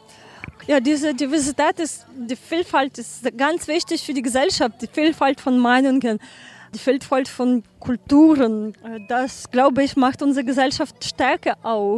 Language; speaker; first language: German; non-native, learner; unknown